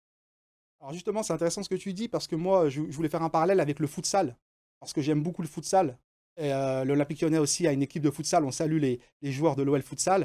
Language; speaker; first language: French; native; French